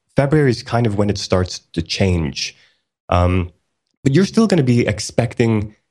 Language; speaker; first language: English; early bilingual, other home language; Swedish